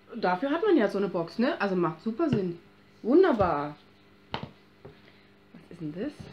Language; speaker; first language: German; native; German